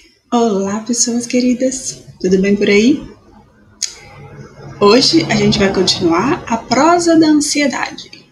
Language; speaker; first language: Portuguese; native; Portuguese